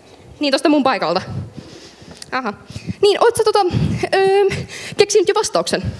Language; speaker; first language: Finnish; native; Finnish